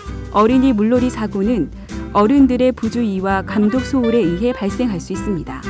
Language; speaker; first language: Korean; native; Korean